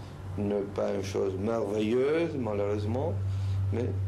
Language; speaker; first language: French; non-native, learner; Spanish